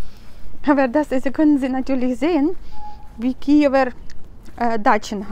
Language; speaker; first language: German; non-native, fluent; Russian